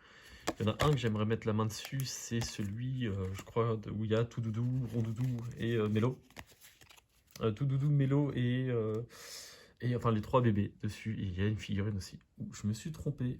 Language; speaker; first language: French; native; French